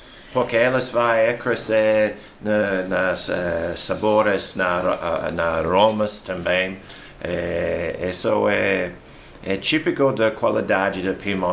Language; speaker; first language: Portuguese; non-native, learner; English